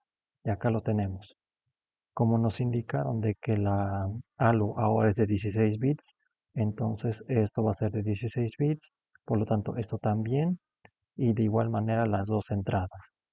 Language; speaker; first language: Spanish; native; Spanish